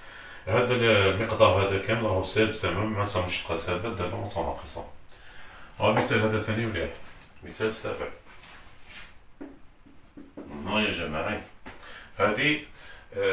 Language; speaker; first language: Arabic; native; Arabic